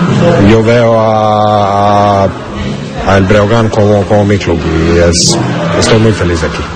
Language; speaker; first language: Spanish; non-native, learner; English